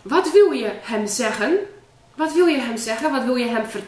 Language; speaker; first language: Dutch; non-native, fluent; Polish